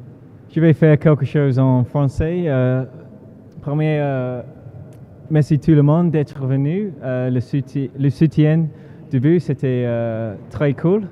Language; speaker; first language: French; non-native, learner; English